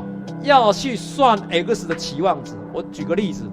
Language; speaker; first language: Chinese; native; Chinese